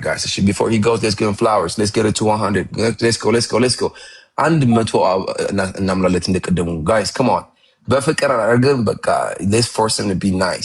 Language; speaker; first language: English; non-native, fluent; Amharic